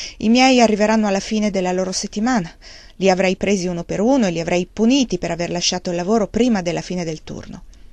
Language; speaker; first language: Italian; native; Italian